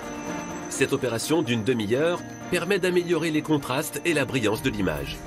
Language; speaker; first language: French; native; French